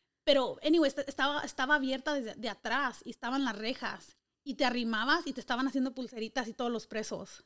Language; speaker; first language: Spanish; early bilingual, heritage; Spanish